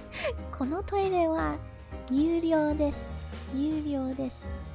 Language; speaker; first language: Japanese; non-native, learner; English